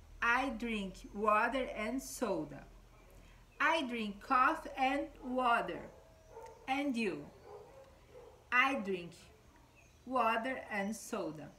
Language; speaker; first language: English; non-native, fluent; Portuguese